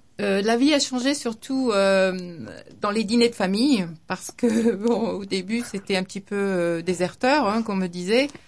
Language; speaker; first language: French; non-native, fluent; English